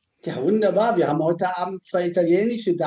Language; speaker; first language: German; native; German